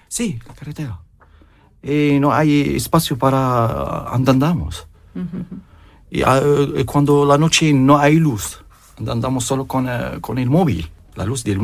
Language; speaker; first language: Spanish; non-native, learner; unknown